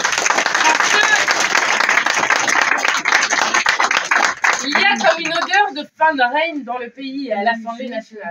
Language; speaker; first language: French; native; French